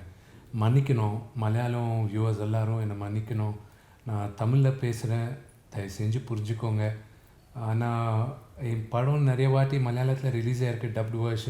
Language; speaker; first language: Tamil; non-native, local second language; Telugu